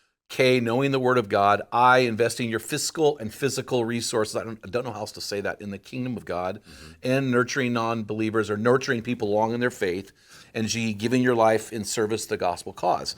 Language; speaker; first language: English; native; English